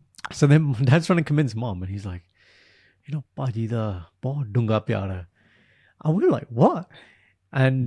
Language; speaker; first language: English; early bilingual, other home language; Punjabi